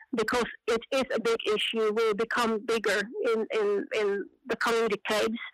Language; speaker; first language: English; non-native, fluent; Finnish